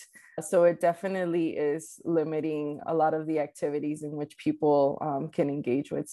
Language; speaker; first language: English; early bilingual, other home language; Spanish